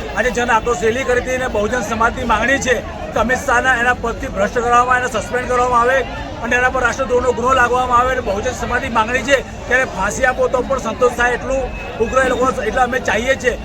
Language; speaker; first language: Gujarati; native; Gujarati